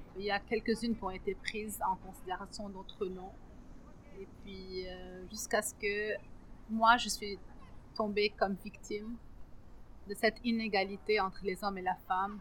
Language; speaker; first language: French; non-native, local second language; Arabic